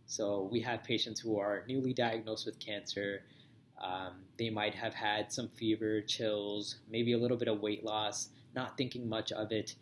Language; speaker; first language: English; native; English